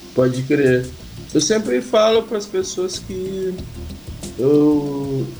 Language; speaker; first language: Portuguese; native; Portuguese